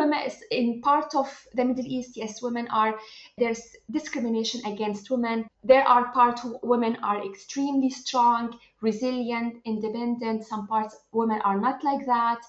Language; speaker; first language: English; non-native, fluent; Arabic